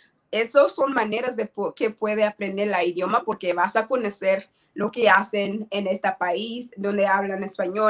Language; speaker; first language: Spanish; non-native, learner; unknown